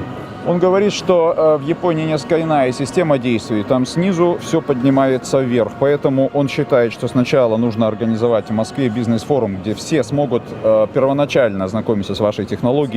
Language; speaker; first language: Russian; native; Russian